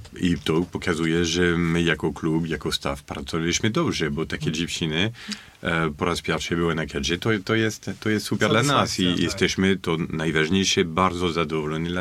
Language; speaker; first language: Polish; non-native, fluent; French